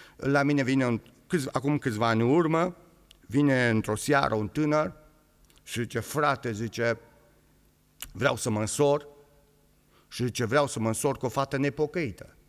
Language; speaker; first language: Romanian; native; Romanian